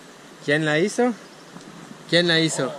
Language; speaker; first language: Spanish; non-native, learner; French